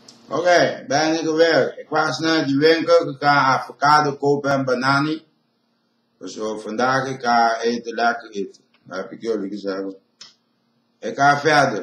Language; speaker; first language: Dutch; non-native, local second language; Papiamento